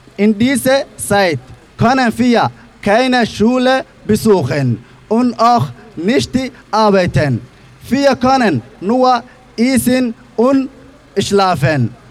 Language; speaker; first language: German; non-native, learner; Somali